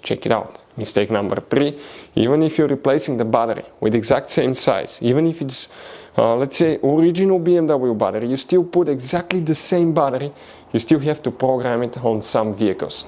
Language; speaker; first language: English; non-native, fluent; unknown